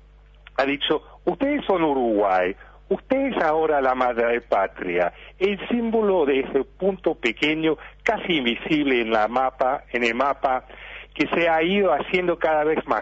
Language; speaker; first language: Spanish; early bilingual, heritage; Spanish